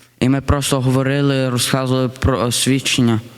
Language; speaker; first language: Ukrainian; early bilingual, heritage; Ukrainian